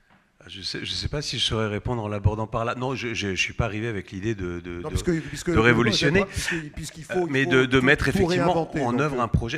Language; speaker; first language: French; native; French